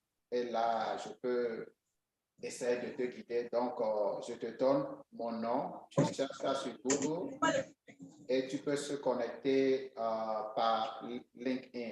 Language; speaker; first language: French; non-native, local second language; Ewe